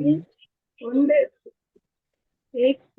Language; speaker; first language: German; non-native, learner; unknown